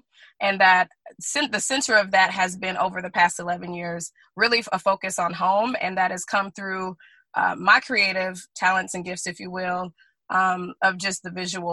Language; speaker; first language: English; native; English